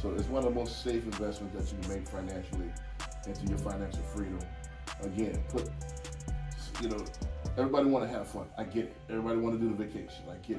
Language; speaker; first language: English; native; English